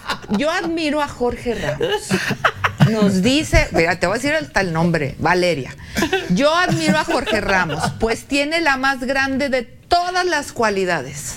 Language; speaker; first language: Spanish; native; Spanish